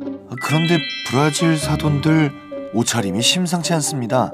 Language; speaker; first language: Korean; native; Korean